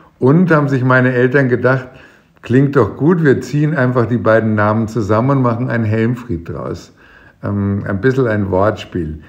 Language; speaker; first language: German; native; German